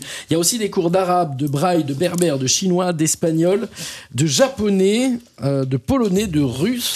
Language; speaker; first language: French; native; French